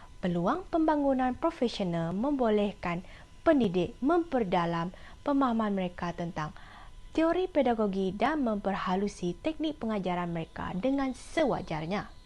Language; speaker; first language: Malay; non-native, local second language; Iban